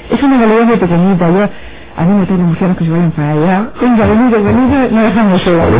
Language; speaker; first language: Spanish; native; Spanish